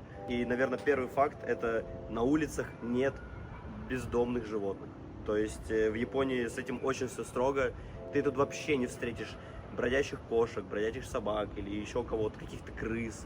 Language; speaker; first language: Russian; native; Russian